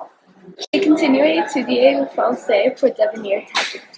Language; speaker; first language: French; non-native, local second language; English